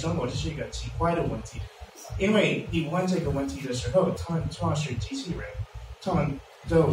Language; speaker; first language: Chinese; non-native, learner; English